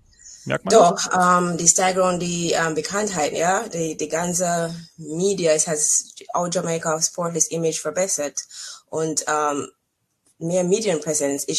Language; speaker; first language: German; non-native, learner; English